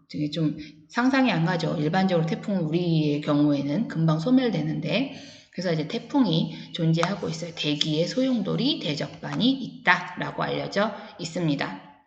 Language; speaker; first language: Korean; native; Korean